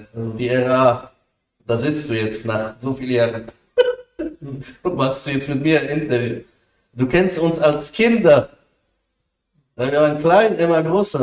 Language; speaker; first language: German; non-native, fluent; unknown